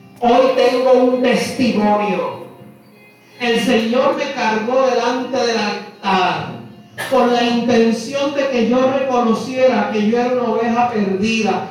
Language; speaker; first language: Spanish; native; Spanish